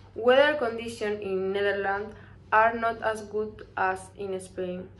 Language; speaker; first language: English; non-native, learner; Spanish